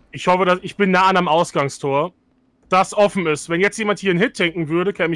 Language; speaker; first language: German; native; German